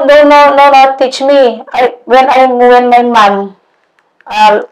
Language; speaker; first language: English; non-native, learner; Indonesian